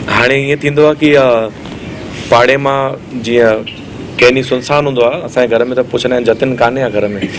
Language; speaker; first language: Sindhi; early bilingual, heritage; Sindhi